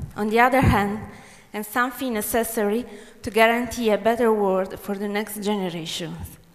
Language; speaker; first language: English; non-native, fluent; Italian